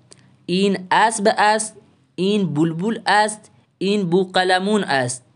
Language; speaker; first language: Persian; non-native, fluent; Urdu